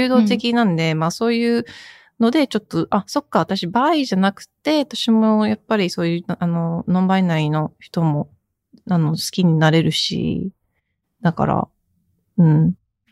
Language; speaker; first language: Japanese; early bilingual, heritage; Japanese